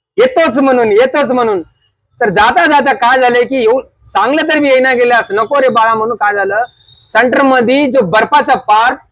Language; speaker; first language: Marathi; non-native, fluent; Telugu